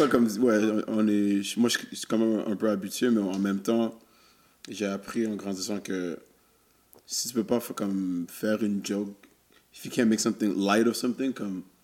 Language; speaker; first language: French; non-native, local second language; English